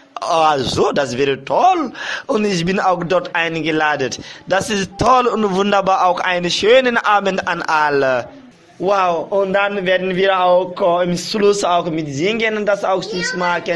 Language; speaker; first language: German; non-native, learner; Bambara